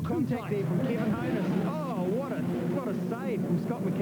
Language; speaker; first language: English; native; English